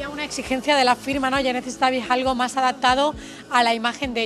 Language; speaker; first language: Spanish; native; Spanish